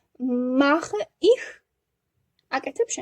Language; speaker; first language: German; non-native, learner; Georgian